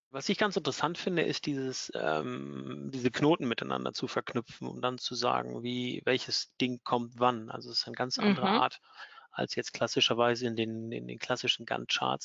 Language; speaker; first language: German; native; German